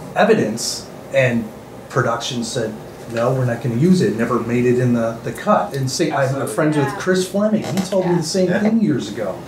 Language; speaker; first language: English; native; English